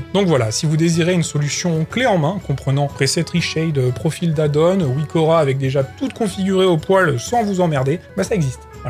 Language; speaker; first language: French; native; French